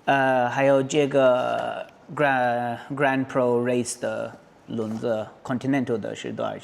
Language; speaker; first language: Chinese; non-native, learner; English